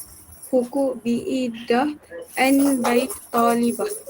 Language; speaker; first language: Arabic; non-native, learner; Malay